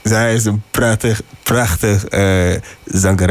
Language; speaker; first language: Dutch; non-native, learner; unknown